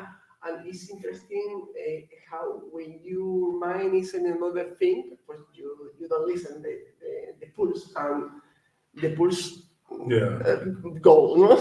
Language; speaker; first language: English; non-native, learner; Spanish